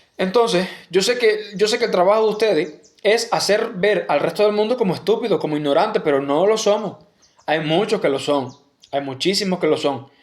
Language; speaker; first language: Spanish; native; Spanish